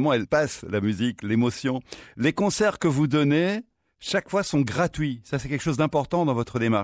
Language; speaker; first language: French; native; French